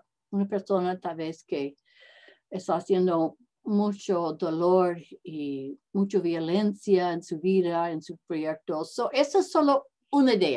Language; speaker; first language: Spanish; non-native, learner; English